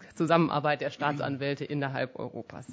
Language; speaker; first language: German; native; German